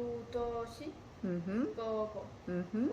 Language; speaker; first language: Korean; non-native, learner; Swedish